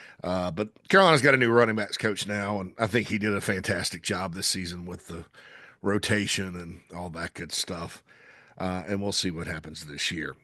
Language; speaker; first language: English; native; English